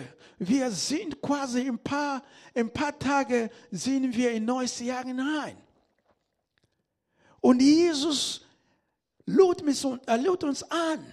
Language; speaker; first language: German; non-native, learner; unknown